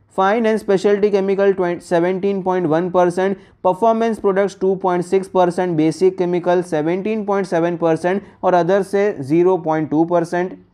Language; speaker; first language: Hindi; native; Hindi